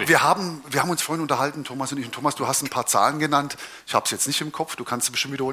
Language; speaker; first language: German; native; German